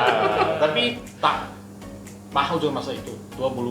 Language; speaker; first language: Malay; non-native, local second language; Chinese